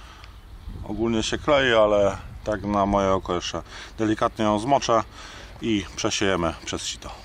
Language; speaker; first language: Polish; native; Polish